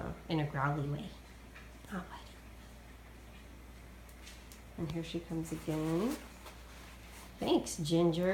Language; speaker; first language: English; native; English